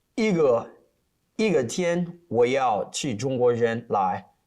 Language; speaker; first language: Chinese; non-native, learner; Portuguese